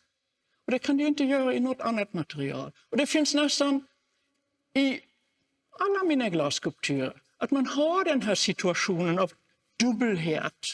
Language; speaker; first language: Swedish; non-native, fluent; German